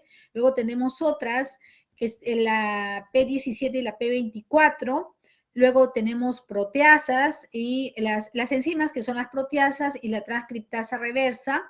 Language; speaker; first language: Spanish; native; Spanish